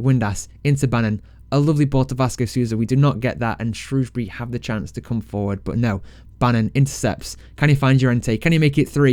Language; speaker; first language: English; native; English